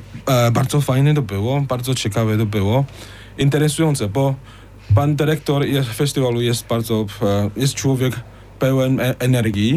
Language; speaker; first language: Polish; non-native, fluent; Chinese